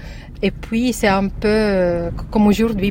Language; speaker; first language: French; non-native, learner; Italian